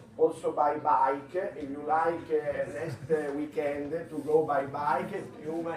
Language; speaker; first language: English; non-native, fluent; Italian